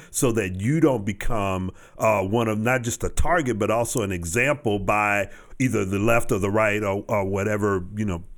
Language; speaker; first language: English; native; English